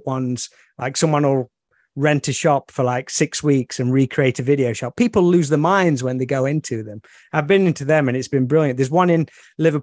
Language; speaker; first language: English; native; English